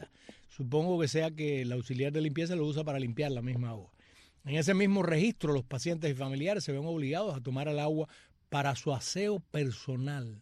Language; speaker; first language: Spanish; native; Spanish